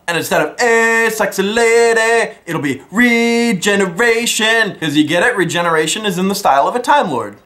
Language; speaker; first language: English; native; English